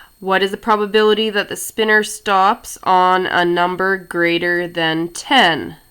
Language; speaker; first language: English; native; English